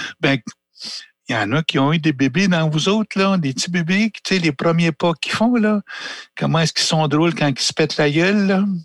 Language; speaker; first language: French; non-native, local second language; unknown